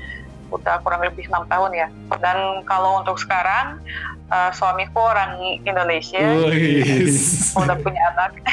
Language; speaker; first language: Indonesian; non-native, fluent; Russian